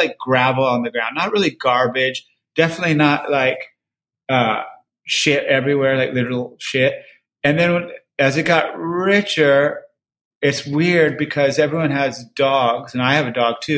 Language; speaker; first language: English; native; English